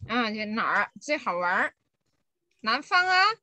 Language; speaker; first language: Chinese; non-native, fluent; Vietnamese